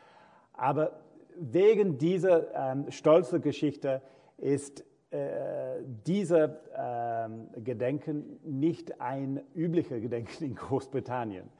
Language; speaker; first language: German; non-native, fluent; English